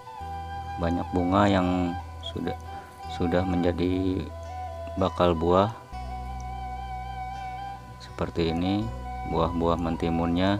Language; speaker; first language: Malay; non-native, local second language; Sundanese